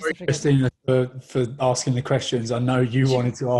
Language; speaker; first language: English; native; English